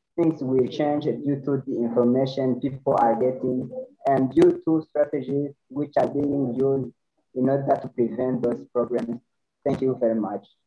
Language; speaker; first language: English; non-native, learner; Rundi